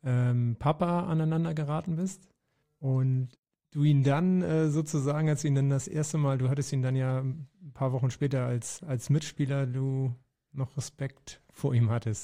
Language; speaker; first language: German; native; German